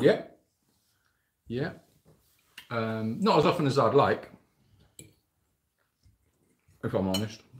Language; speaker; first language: English; native; English